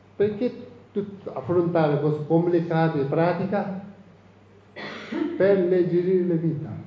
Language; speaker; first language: Italian; non-native, learner; Tibetan